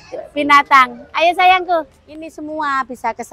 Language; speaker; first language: Indonesian; native; Indonesian